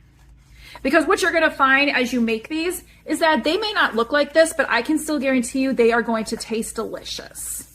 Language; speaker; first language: English; native; English